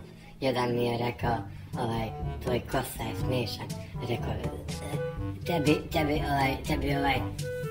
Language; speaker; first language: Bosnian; non-native, local second language; Hungarian